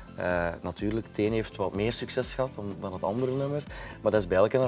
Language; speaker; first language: Dutch; native; Dutch